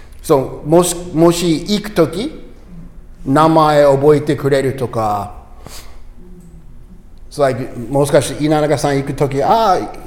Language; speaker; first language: Japanese; non-native, learner; English